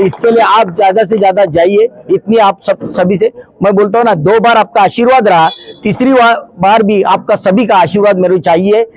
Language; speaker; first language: Hindi; non-native, local second language; Marathi